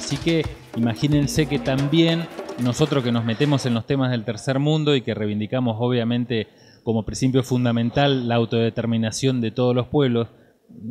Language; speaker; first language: Spanish; native; Spanish